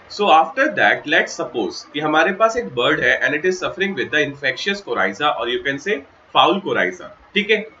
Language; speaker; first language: Hindi; native; Hindi